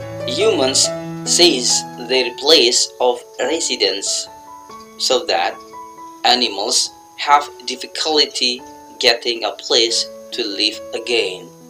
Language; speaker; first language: English; non-native, fluent; Indonesian